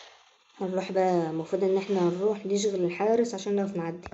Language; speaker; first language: Arabic; native; Arabic